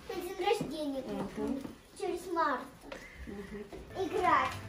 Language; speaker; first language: Russian; early bilingual, heritage; Russian